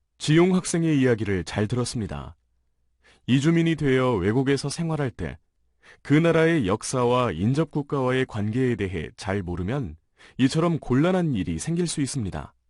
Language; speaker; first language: Korean; native; Korean